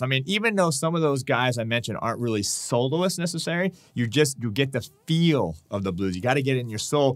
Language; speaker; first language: English; native; English